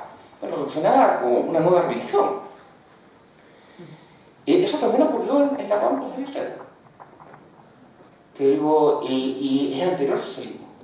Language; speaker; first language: Spanish; native; Spanish